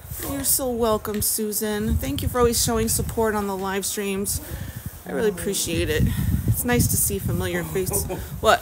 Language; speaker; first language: English; native; English